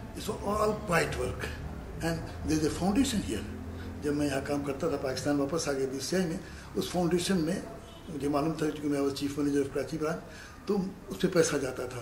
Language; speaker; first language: Urdu; native; Urdu